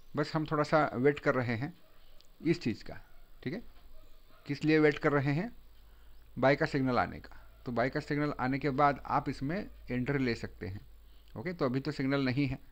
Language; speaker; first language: Hindi; non-native, local second language; Marathi